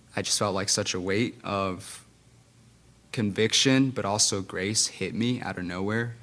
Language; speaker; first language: English; non-native, fluent; Spanish